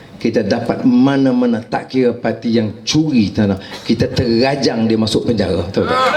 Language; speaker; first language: Malay; native; Malay